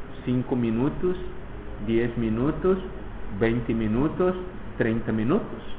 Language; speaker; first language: Spanish; non-native, fluent; Portuguese